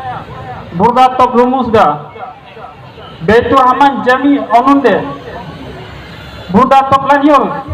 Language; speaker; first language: Turkish; non-native, learner; Indonesian